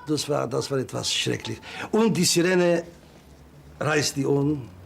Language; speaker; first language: German; non-native, learner; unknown